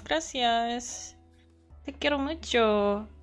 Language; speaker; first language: Spanish; non-native, learner; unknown